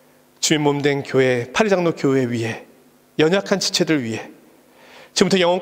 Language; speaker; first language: Korean; native; Korean